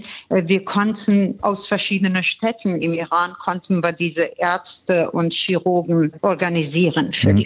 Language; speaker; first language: German; non-native, fluent; Persian